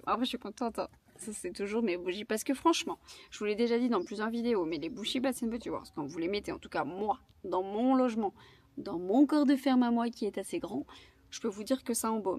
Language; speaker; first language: French; native; French